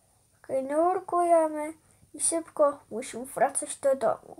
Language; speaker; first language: Polish; early bilingual, heritage; Polish